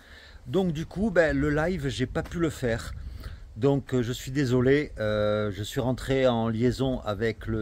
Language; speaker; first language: French; native; French